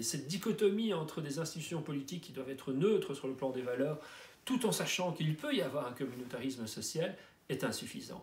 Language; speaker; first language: French; native; French